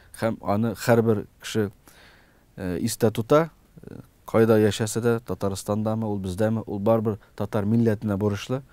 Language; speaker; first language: Tatar; early bilingual, heritage; Tatar